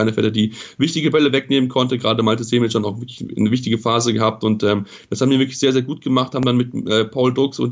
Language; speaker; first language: German; native; German